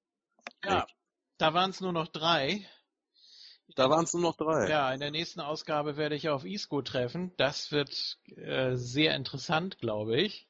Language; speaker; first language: German; native; German